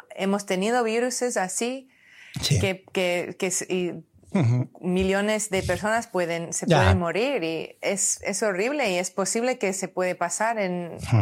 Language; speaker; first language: Spanish; non-native, learner; English